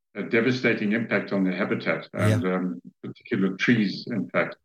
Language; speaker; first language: English; native; English